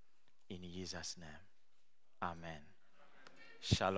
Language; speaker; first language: Dutch; non-native, learner; Rundi